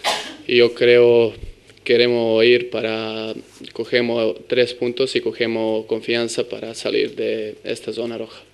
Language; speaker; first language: Spanish; non-native, learner; Serbian